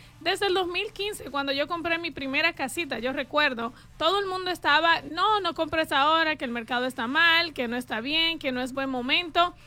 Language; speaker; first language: Spanish; native; Spanish